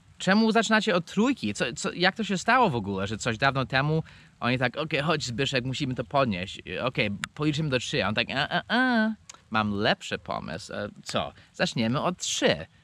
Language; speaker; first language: Polish; non-native, fluent; English